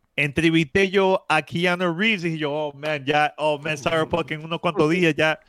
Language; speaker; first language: Spanish; early bilingual, heritage; Spanish